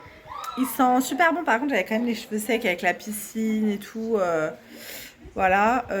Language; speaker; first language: French; native; French